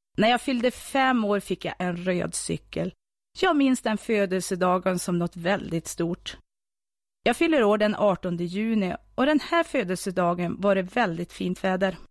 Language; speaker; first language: Swedish; native; Swedish